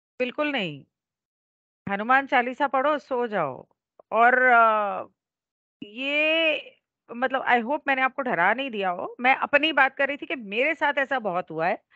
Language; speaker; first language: Hindi; native; Hindi